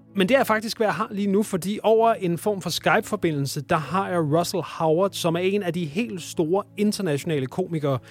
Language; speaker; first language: Danish; native; Danish